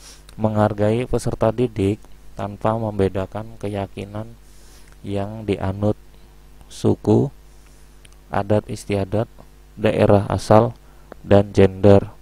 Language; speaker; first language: Indonesian; native; Indonesian